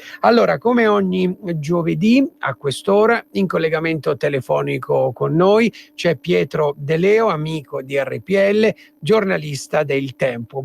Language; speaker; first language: Italian; native; Italian